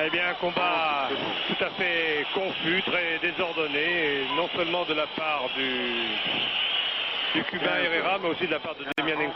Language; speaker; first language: French; native; French